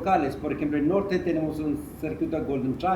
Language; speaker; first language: Spanish; non-native, fluent; Hindi